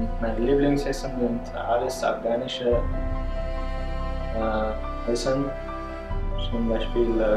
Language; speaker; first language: German; non-native, learner; Persian